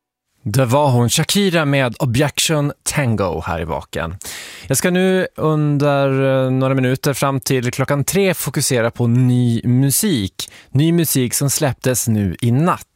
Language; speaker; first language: Swedish; native; Swedish